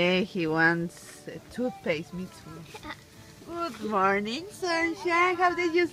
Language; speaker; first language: English; non-native, learner; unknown